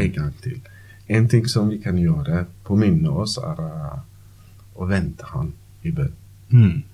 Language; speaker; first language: Norwegian; non-native, learner; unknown